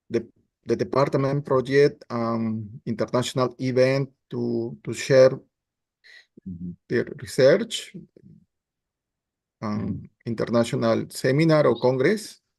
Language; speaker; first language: English; non-native, learner; Spanish